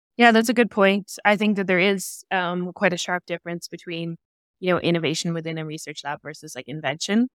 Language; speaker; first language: English; native; English